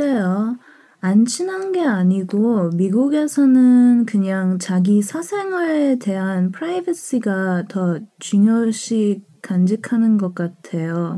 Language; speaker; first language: Korean; early bilingual, heritage; Korean